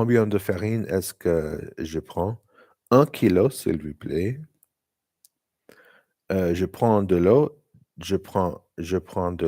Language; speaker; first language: French; non-native, learner; English